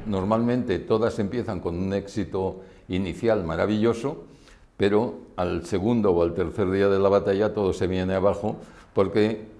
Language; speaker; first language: Spanish; native; Spanish